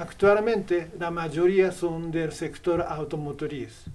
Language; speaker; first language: Spanish; non-native, fluent; Japanese